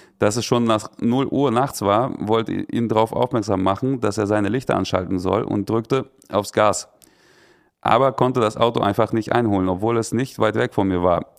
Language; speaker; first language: German; early bilingual, other home language; Russian